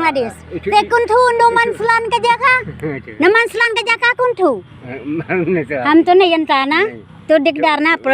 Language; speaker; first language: Hindi; non-native, local second language; Khasi